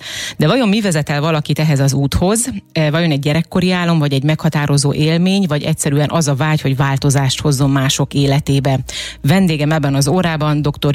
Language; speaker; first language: Hungarian; native; Hungarian